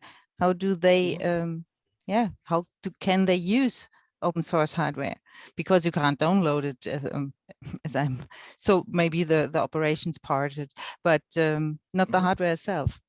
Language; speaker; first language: English; non-native, fluent; German